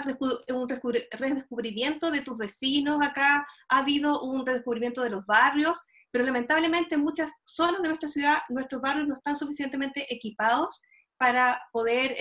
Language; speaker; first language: Spanish; native; Spanish